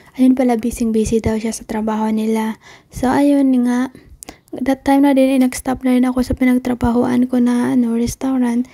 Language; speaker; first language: Filipino; non-native, local second language; Cebuano